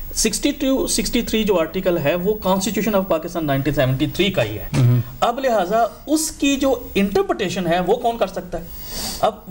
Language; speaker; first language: Urdu; non-native, local second language; Punjabi